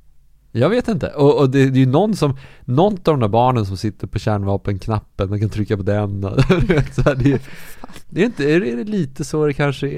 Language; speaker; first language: Swedish; native; Swedish